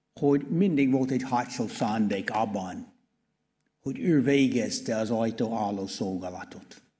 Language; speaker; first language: Hungarian; non-native, learner; English